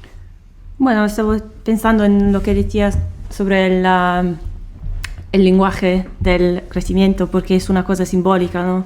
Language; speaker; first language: Spanish; non-native, fluent; Italian